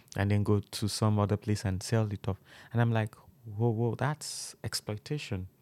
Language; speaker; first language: English; non-native, local second language; Yoruba